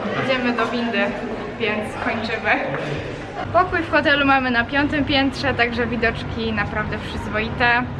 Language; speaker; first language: Polish; native; Polish